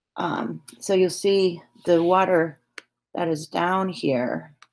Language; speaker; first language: English; native; English